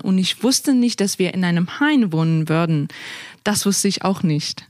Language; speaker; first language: German; non-native, fluent; Persian